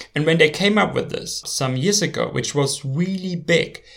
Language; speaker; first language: English; non-native, fluent; German